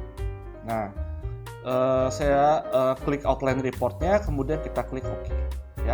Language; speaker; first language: Indonesian; native; Indonesian